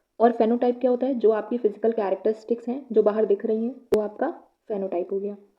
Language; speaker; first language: Hindi; native; Hindi